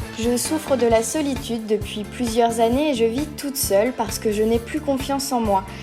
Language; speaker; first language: French; native; French